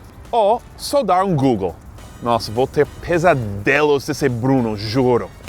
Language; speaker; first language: Portuguese; non-native, fluent; English